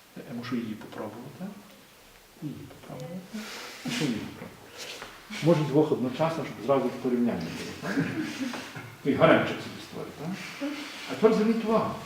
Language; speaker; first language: Ukrainian; native; Ukrainian